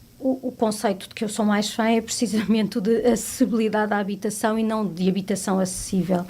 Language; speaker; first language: Portuguese; native; Portuguese